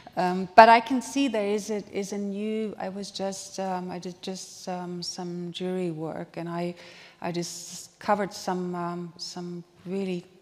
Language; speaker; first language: English; non-native, fluent; German